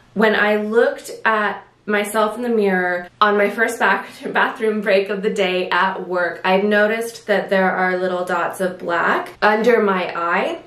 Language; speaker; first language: English; native; English